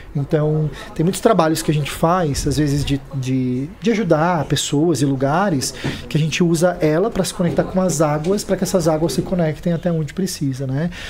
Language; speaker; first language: Portuguese; native; Portuguese